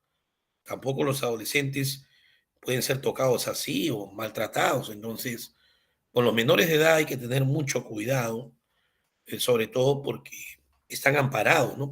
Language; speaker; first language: Spanish; native; Spanish